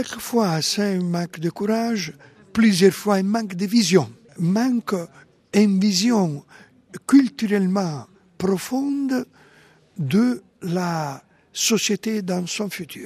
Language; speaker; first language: French; non-native, fluent; Italian